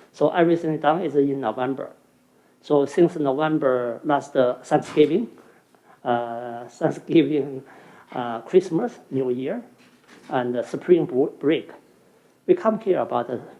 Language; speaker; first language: English; non-native, fluent; Chinese